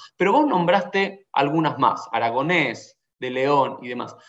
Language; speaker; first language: Spanish; native; Spanish